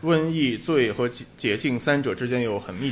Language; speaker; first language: Chinese; non-native, local second language; Cantonese